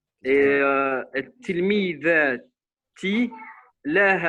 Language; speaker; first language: Arabic; non-native, learner; French